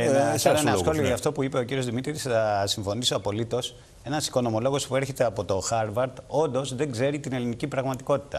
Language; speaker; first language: Greek; native; Greek